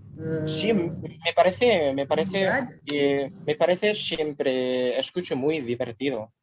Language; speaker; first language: Spanish; non-native, learner; Indonesian